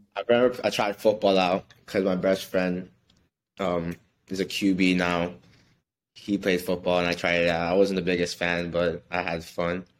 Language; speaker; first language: English; native; English